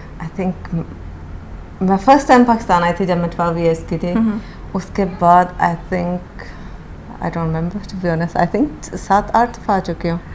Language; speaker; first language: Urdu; early bilingual, heritage; Urdu